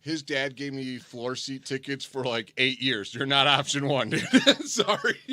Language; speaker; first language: English; native; English